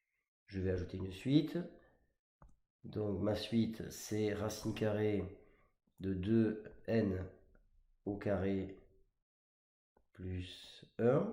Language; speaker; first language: French; native; French